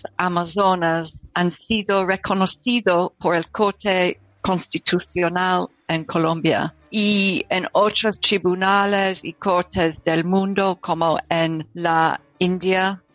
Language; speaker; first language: Spanish; non-native, learner; English